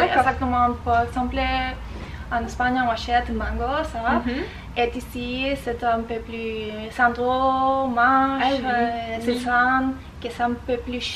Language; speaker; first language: French; non-native, learner; Spanish